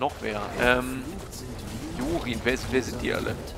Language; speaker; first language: German; native; German